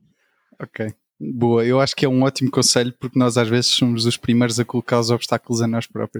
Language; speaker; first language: Portuguese; native; Portuguese